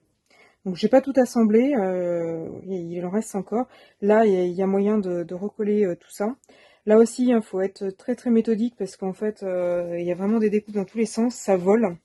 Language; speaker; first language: French; native; French